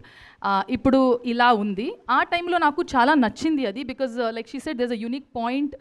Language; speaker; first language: Telugu; non-native, fluent; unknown